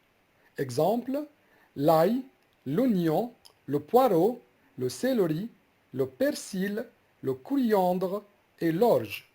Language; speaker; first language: French; non-native, fluent; Arabic